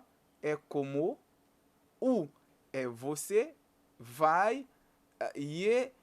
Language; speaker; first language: Portuguese; non-native, fluent; Haitian Creole